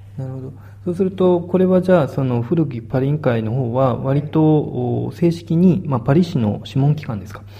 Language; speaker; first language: Japanese; native; Japanese